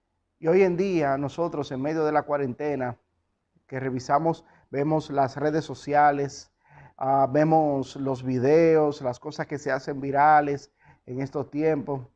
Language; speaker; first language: Spanish; native; Spanish